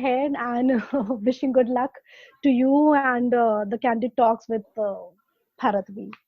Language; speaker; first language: English; non-native, local second language; Hindi